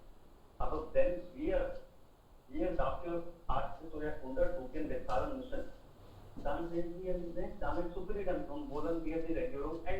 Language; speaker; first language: German; non-native, learner; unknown